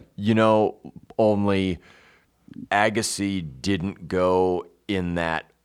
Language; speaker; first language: English; native; English